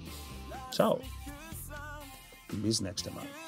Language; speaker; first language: German; non-native, learner; Italian